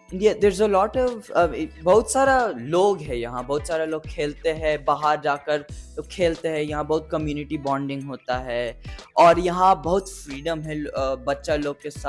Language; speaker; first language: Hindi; early bilingual, heritage; English